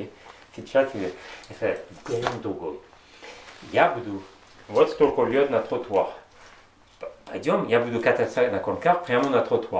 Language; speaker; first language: Russian; non-native, learner; French